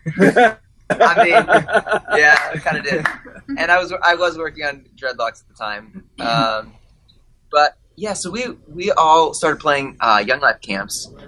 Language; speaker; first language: English; native; English